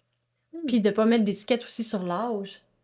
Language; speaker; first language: French; native; French